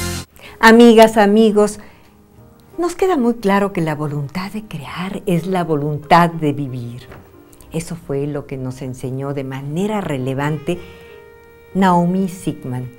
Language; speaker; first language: Spanish; native; Spanish